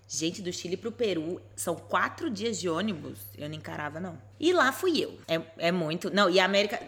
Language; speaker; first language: Portuguese; native; Portuguese